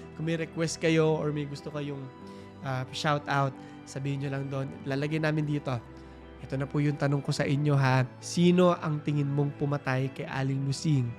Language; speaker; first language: Filipino; native; Filipino